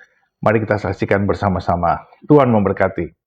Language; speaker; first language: Indonesian; native; Indonesian